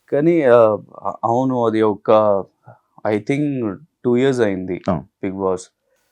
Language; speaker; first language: Telugu; non-native, local second language; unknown